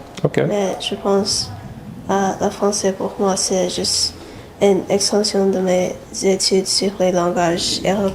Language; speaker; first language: French; non-native, local second language; Chinese